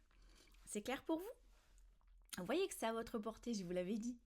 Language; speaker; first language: French; native; French